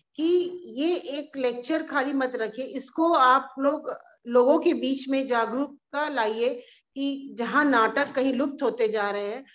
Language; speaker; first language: Hindi; native; Hindi